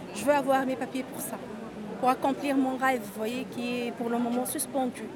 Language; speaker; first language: French; non-native, local second language; Arabic